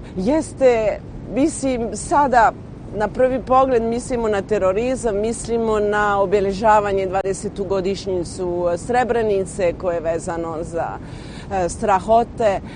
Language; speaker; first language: Serbian; non-native, fluent; French